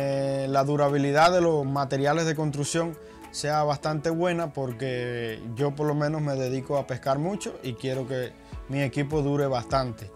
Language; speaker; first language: Spanish; native; Spanish